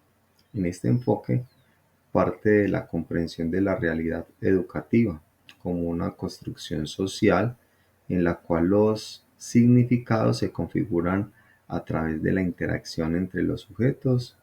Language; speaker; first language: Spanish; native; Spanish